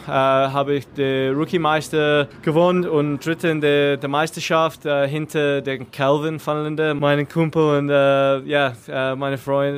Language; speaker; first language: German; non-native, learner; English